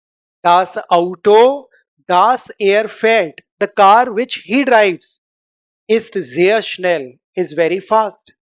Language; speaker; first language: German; non-native, fluent; Hindi